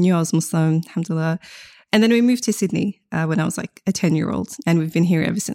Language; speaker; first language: English; early bilingual, other home language; Uyghur